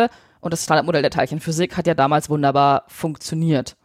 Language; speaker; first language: German; native; German